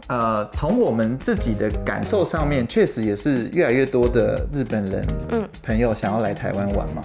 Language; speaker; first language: Chinese; native; Chinese